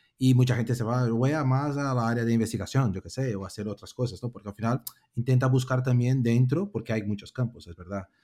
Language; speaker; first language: Spanish; non-native, fluent; Portuguese